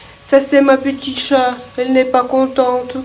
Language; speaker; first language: French; non-native, fluent; Russian